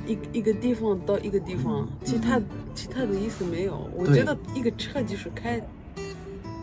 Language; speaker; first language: Chinese; non-native, fluent; French